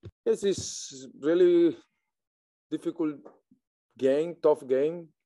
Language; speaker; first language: English; non-native, learner; Spanish